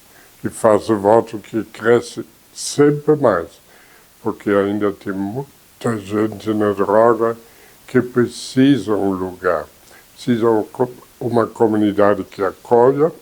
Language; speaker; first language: Portuguese; non-native, fluent; German